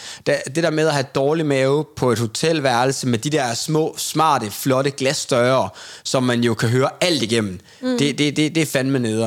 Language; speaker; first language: Danish; native; Danish